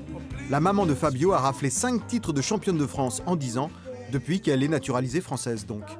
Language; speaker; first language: French; native; French